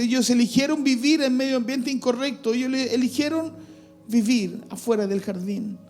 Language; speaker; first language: Spanish; native; Spanish